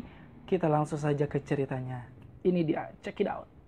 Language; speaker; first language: Indonesian; native; Indonesian